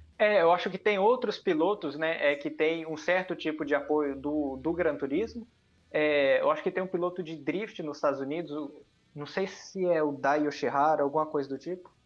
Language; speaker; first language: Portuguese; early bilingual, heritage; Portuguese